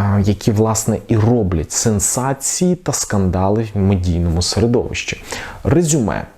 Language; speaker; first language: Ukrainian; non-native, local second language; Russian